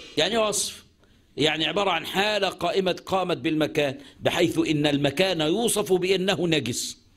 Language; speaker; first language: Arabic; native; Arabic